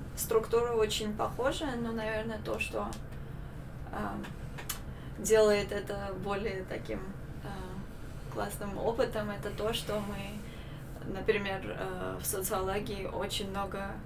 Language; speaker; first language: Russian; non-native, local second language; Armenian